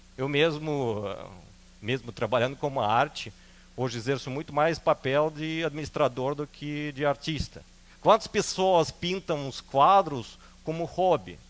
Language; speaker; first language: Portuguese; non-native, fluent; Russian